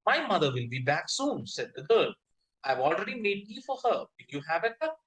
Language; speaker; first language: English; non-native, local second language; Malayalam